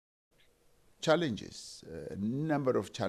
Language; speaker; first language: English; non-native, local second language; Venda